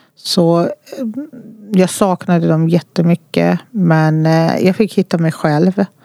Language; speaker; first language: Swedish; non-native, fluent; Persian